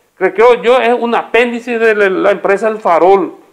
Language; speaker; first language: Spanish; native; Spanish